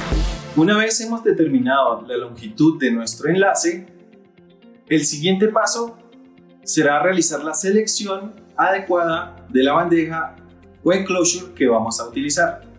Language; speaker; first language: Spanish; native; Spanish